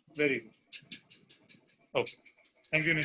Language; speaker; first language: English; non-native, local second language; Hindi